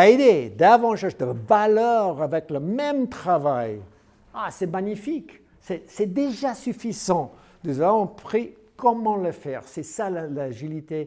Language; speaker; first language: French; non-native, learner; English